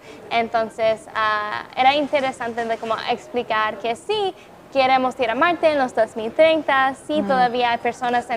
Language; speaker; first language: Spanish; non-native, fluent; English